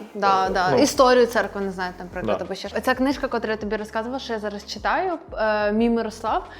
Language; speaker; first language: Ukrainian; non-native, local second language; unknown